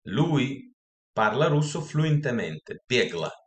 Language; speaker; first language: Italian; non-native, fluent; Russian